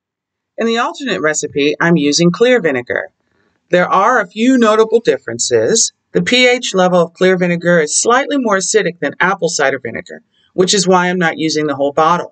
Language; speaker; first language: English; native; English